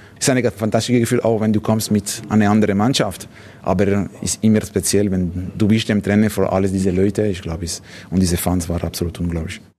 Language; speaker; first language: German; non-native, learner; French